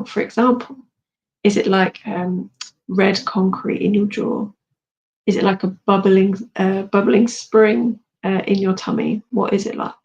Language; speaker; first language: English; native; English